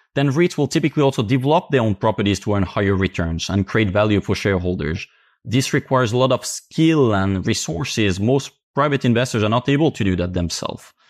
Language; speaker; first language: English; non-native, fluent; Finnish